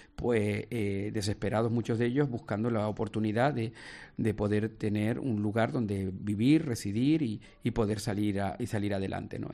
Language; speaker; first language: Spanish; native; Spanish